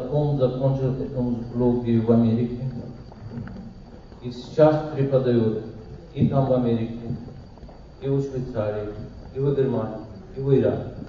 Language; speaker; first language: Russian; non-native, learner; Persian